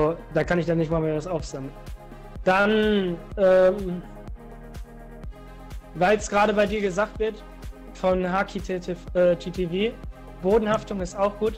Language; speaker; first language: German; native; German